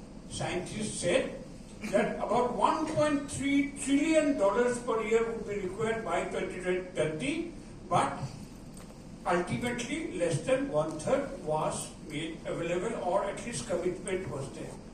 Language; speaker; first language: English; non-native, local second language; Bangla